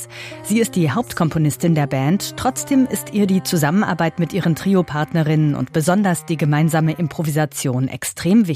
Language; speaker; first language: German; native; German